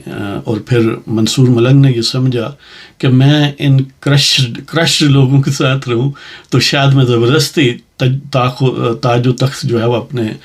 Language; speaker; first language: Urdu; non-native, local second language; Punjabi